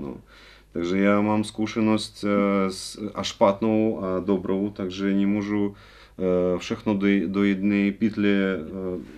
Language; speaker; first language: Czech; non-native, learner; Russian